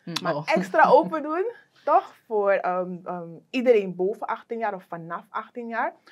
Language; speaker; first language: Dutch; native; Dutch